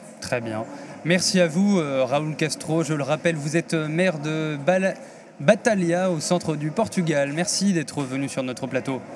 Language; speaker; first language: French; native; French